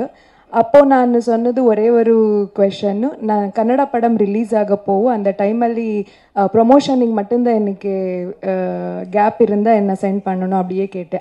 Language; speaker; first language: Tamil; non-native, learner; Kannada